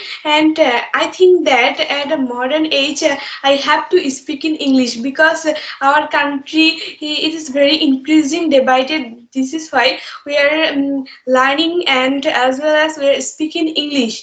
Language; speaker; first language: English; non-native, learner; Bangla